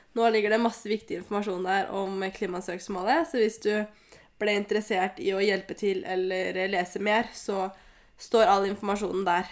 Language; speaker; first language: Norwegian; native; Norwegian